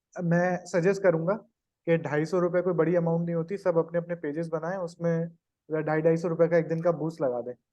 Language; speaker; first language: Urdu; native; Urdu